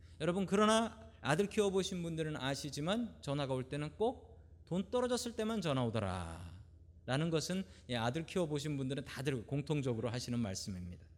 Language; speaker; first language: Korean; native; Korean